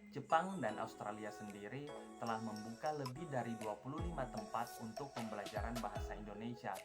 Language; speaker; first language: Indonesian; native; Indonesian